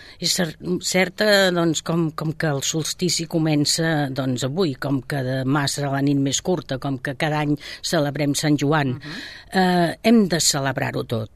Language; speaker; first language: Catalan; native; Catalan